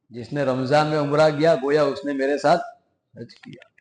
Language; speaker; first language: Hindi; non-native, local second language; Gujarati